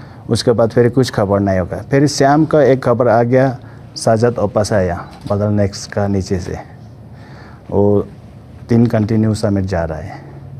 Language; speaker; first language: Hindi; non-native, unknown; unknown